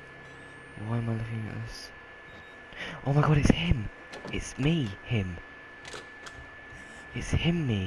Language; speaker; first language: English; native; English